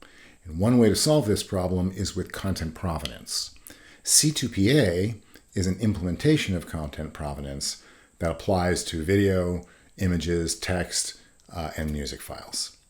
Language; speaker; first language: English; native; English